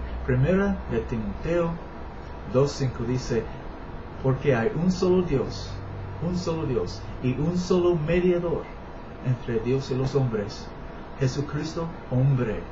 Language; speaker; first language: Spanish; non-native, learner; English